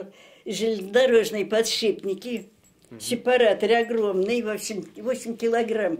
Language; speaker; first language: Russian; native; Russian